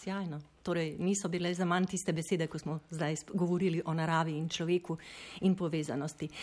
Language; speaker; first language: Slovenian; native; Slovenian